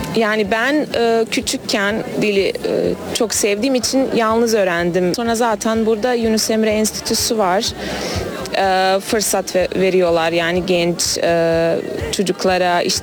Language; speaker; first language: Turkish; non-native, fluent; Bosnian